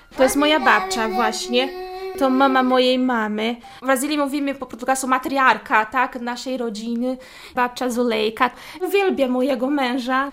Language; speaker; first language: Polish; non-native, fluent; Portuguese